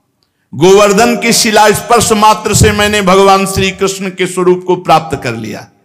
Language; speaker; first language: Hindi; native; Hindi